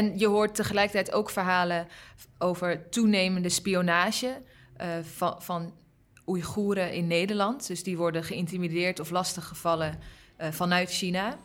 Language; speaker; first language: Dutch; non-native, learner; Uyghur